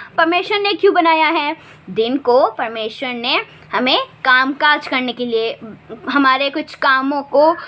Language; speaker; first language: Hindi; native; Hindi